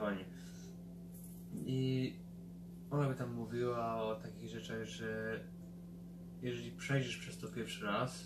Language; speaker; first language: Polish; early bilingual, heritage; Polish